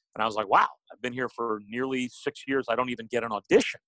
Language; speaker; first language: English; native; English